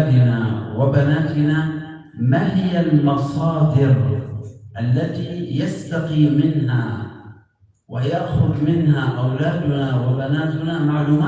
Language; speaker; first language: Arabic; non-native, fluent; Indonesian